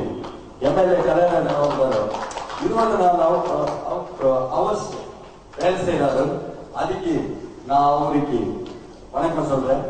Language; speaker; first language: Tamil; non-native, local second language; Telugu